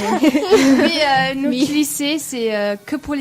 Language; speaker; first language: French; non-native, learner; English